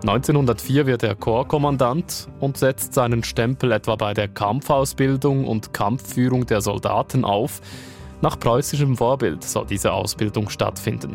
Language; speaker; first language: German; native; German